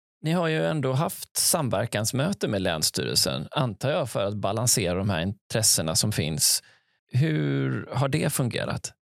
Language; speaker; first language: Swedish; native; Swedish